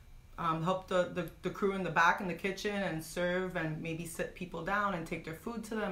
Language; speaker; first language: English; native; English